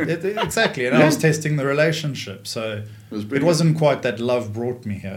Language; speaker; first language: English; native; English